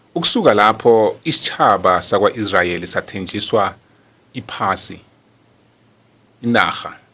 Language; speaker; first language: Zulu; non-native, local second language; South Ndebele